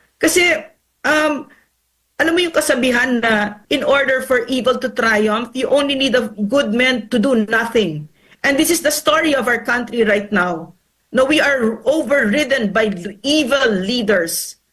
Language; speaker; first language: English; non-native, local second language; Filipino